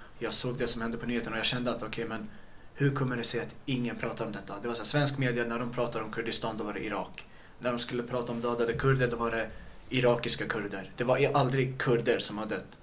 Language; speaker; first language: Swedish; early bilingual, other home language; Kurdish